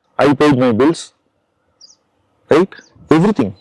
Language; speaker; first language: English; non-native, local second language; Tamil